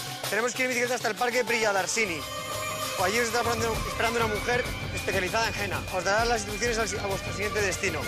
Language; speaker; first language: Spanish; native; Spanish